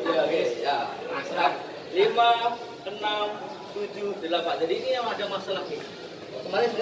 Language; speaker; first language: Indonesian; native; Indonesian